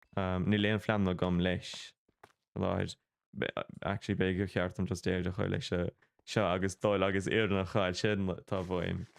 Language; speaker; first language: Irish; non-native, local second language; English